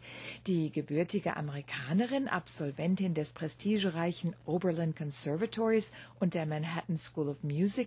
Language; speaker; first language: German; native; German